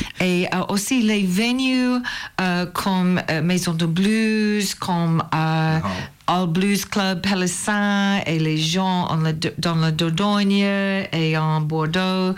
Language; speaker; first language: French; non-native, learner; English